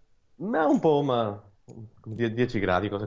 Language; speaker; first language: Italian; non-native, learner; Spanish